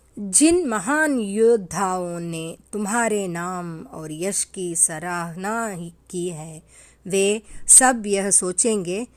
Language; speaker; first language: Hindi; non-native, local second language; Telugu